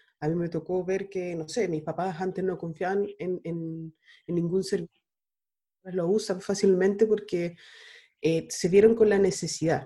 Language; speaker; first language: Spanish; native; Spanish